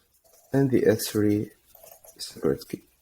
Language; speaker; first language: English; non-native, fluent; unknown